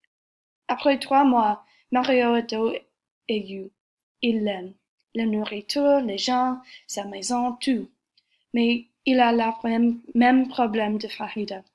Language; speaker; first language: French; non-native, learner; English